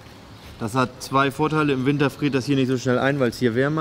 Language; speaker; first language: German; native; German